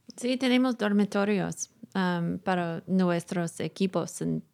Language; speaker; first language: Spanish; non-native, learner; English